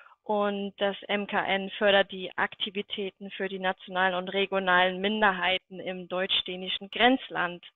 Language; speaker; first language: German; native; German